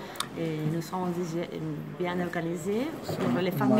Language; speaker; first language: French; non-native, learner; Italian